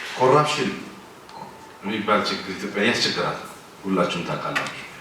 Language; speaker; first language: Amharic; native; Amharic